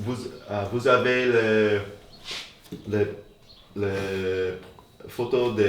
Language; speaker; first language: French; non-native, learner; English